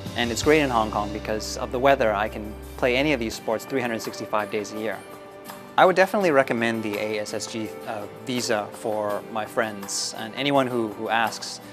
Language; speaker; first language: English; native; English